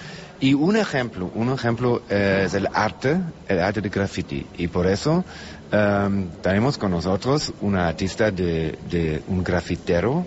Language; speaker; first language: Spanish; non-native, learner; German